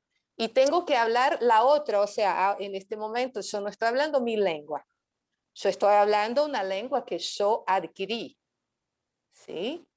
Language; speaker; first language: Spanish; non-native, fluent; Portuguese